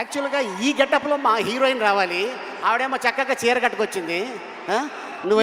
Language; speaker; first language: Telugu; native; Telugu